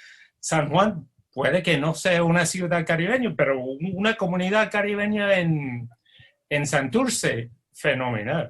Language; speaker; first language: Spanish; non-native, fluent; English